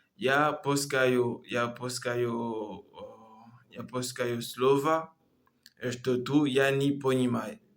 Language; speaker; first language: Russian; non-native, learner; Comorian